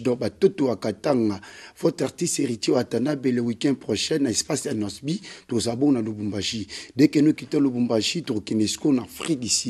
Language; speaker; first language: French; non-native, local second language; Lingala